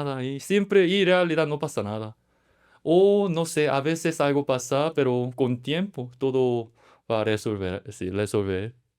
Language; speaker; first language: Spanish; non-native, learner; Korean